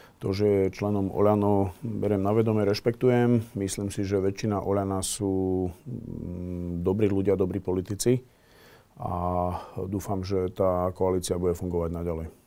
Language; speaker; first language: Slovak; native; Slovak